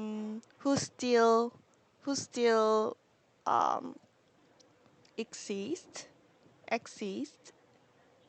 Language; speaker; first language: English; non-native, learner; Korean